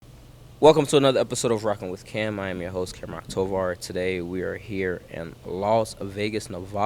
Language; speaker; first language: English; native; English